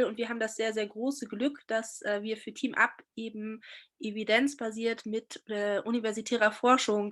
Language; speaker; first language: German; native; German